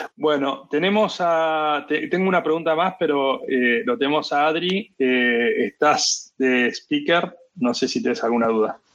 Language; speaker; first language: Spanish; native; Spanish